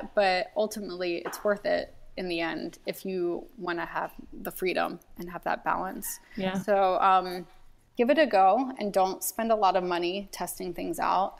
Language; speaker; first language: English; native; English